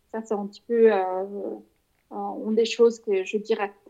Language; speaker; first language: French; native; French